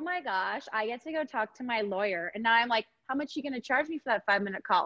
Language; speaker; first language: English; native; English